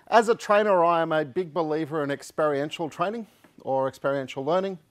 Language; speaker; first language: English; native; English